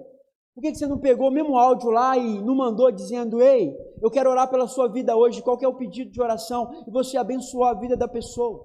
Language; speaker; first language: Portuguese; native; Portuguese